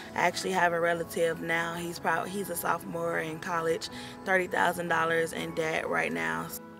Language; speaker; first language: English; native; English